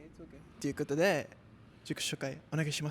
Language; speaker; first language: Japanese; non-native, learner; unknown